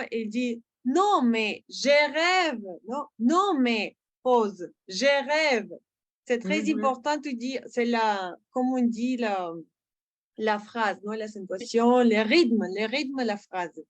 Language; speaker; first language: French; non-native, learner; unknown